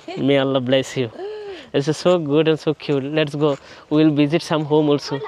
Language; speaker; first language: English; non-native, learner; Bangla